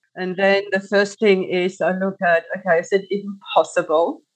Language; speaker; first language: English; non-native, fluent; German